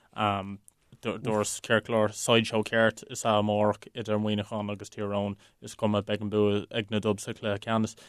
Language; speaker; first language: Irish; native; Irish